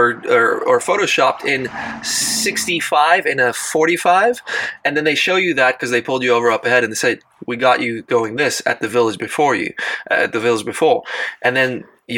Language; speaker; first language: English; non-native, local second language; Afrikaans